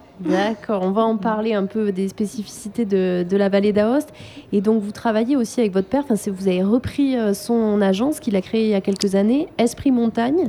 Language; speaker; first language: French; native; French